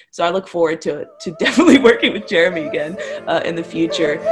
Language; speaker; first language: English; native; English